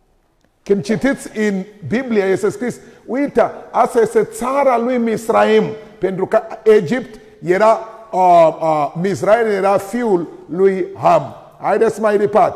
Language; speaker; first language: Romanian; non-native, learner; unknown